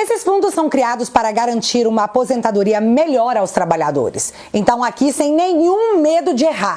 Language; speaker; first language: Portuguese; native; Portuguese